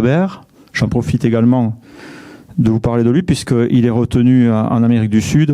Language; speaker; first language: French; native; French